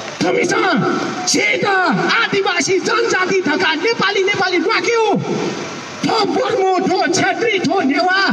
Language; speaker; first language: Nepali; non-native, local second language; Newari